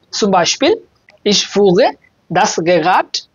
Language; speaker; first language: German; non-native, learner; Bangla